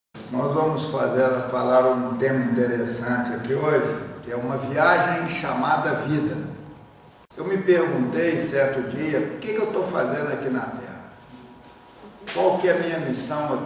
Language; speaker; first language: Portuguese; native; Portuguese